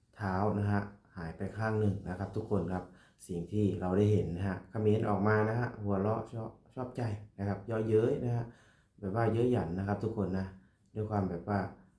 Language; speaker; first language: Thai; native; Thai